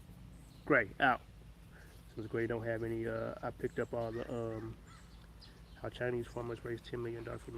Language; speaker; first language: English; native; English